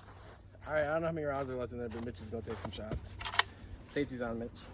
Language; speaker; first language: English; native; English